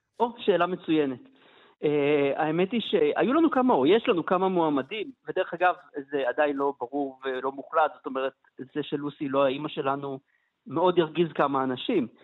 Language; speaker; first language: Hebrew; native; Hebrew